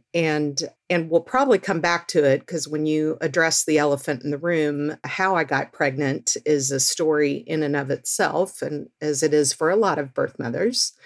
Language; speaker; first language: English; native; English